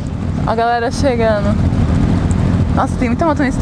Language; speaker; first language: Portuguese; native; Portuguese